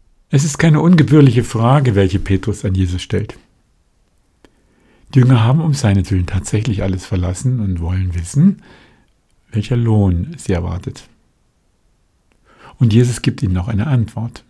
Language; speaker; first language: German; native; German